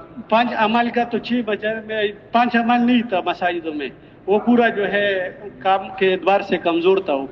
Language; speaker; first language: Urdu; non-native, local second language; Pashto